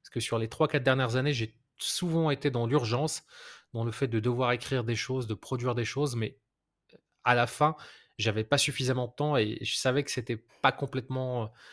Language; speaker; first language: French; non-native, local second language; Arabic